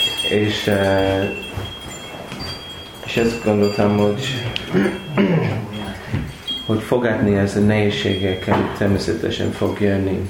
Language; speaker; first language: Hungarian; non-native, learner; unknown